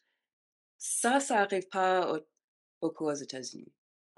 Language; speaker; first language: French; non-native, fluent; English